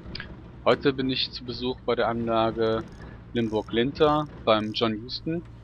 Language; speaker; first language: German; native; German